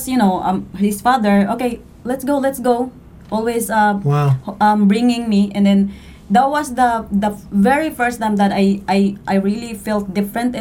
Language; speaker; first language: English; non-native, local second language; Cebuano